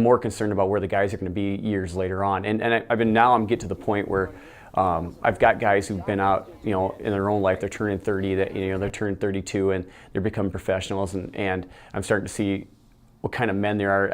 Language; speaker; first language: English; native; English